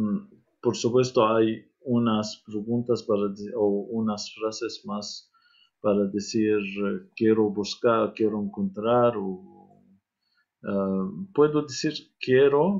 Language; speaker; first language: Spanish; non-native, fluent; Arabic